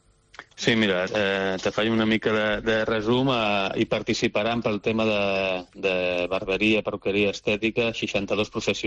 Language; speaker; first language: Catalan; native; Catalan